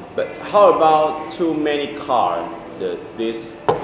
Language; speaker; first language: English; non-native, learner; Chinese